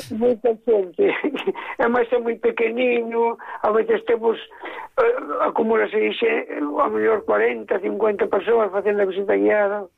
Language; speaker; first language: Galician; native; Galician